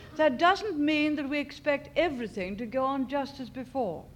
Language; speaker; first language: English; native; English